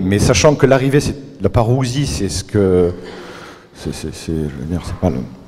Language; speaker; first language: French; native; French